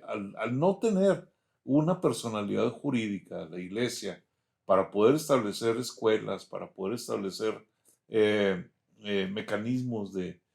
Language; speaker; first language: Spanish; native; Spanish